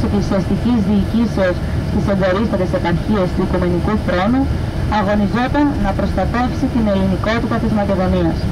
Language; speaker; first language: Greek; native; Greek